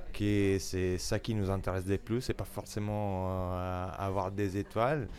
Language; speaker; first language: French; non-native, fluent; Italian